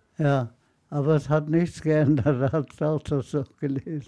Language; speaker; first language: German; non-native, fluent; Arabic